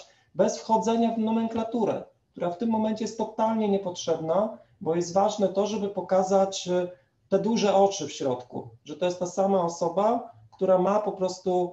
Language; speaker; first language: Polish; native; Polish